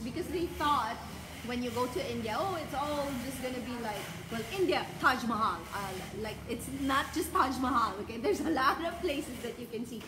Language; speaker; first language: English; non-native, local second language; Filipino